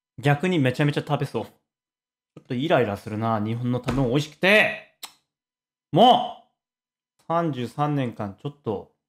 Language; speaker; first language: Japanese; non-native, fluent; Korean